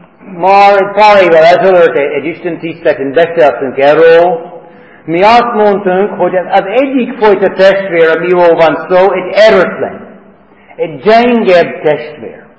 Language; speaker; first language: Hungarian; non-native, fluent; English